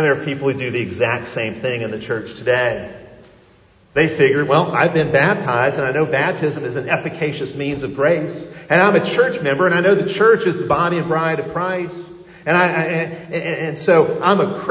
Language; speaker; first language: English; native; English